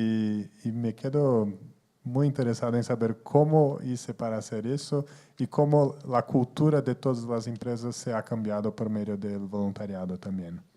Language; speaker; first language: Spanish; non-native, fluent; Portuguese